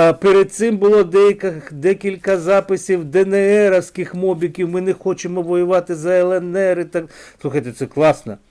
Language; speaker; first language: Ukrainian; non-native, local second language; Russian